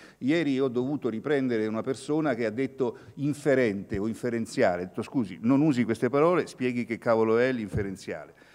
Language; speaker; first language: Italian; native; Italian